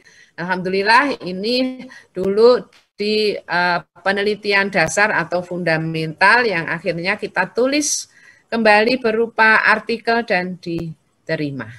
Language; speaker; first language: Indonesian; native; Indonesian